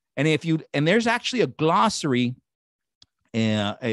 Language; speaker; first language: English; non-native, fluent; Spanish